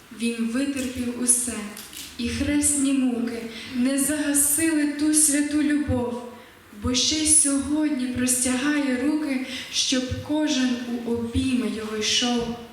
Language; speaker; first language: Ukrainian; native; Ukrainian